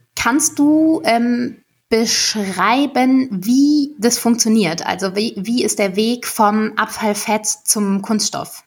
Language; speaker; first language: German; native; German